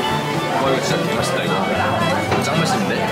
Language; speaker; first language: Chinese; non-native, fluent; Korean